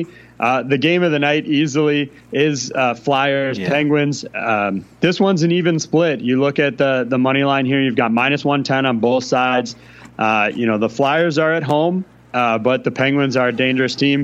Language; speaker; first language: English; native; English